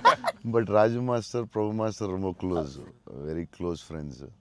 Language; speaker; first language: Tamil; non-native, local second language; Telugu